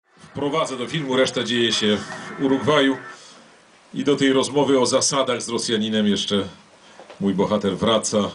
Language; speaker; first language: Polish; native; Polish